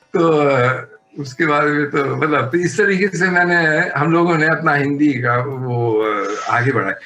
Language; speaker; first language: Hindi; native; Hindi